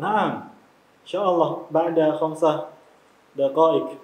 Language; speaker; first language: Arabic; non-native, learner; Indonesian